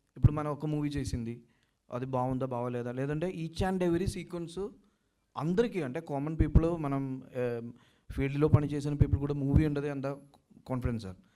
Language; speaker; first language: Telugu; non-native, learner; Malayalam